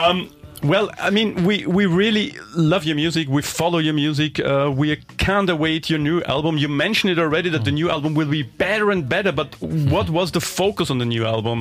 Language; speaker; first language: English; non-native, fluent; German